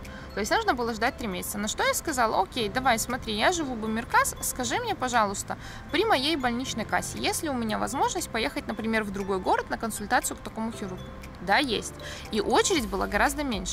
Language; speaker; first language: Russian; native; Russian